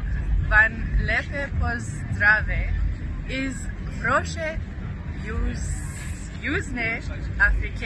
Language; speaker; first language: Slovenian; non-native, learner; English